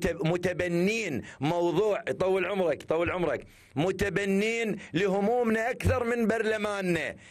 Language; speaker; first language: Arabic; native; Arabic